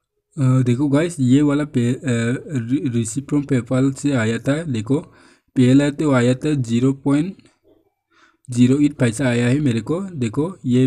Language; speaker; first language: Hindi; non-native, local second language; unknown